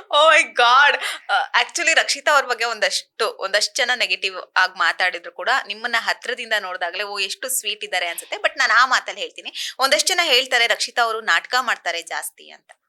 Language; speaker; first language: Kannada; native; Kannada